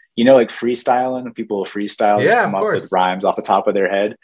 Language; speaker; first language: English; native; English